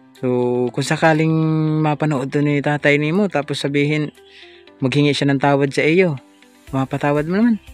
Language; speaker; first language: Filipino; non-native, local second language; Cebuano